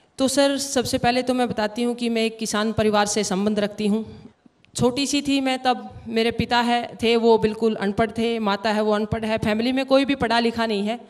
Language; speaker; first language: Hindi; native; Hindi